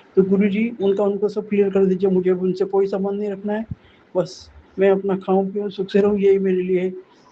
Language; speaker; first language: Hindi; non-native, local second language; Marathi